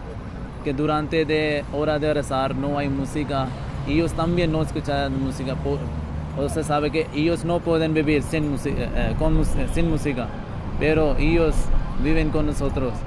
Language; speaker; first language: Spanish; non-native, learner; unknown